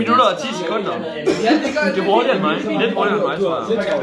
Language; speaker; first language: Danish; native; Danish